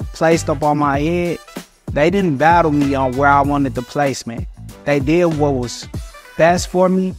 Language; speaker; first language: English; native; English